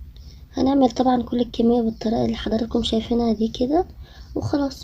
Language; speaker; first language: Arabic; native; Arabic